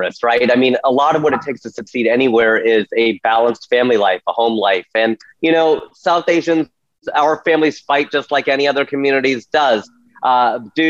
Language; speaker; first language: English; native; English